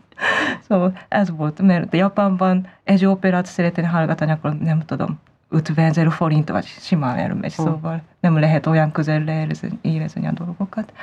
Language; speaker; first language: Hungarian; non-native, fluent; Japanese